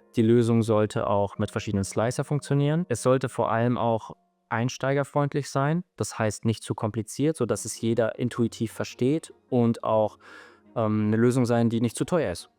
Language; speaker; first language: German; native; German